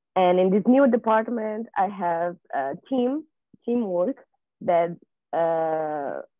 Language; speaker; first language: English; non-native, learner; Portuguese